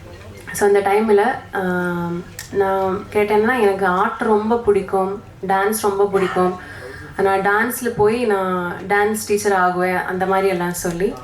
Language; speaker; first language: Tamil; non-native, fluent; Malayalam